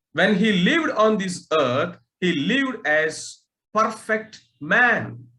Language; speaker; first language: English; non-native, local second language; Telugu